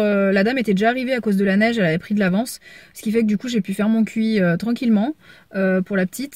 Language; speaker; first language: French; native; French